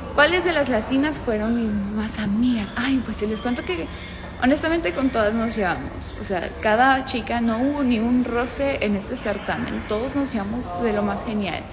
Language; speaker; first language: Spanish; native; Spanish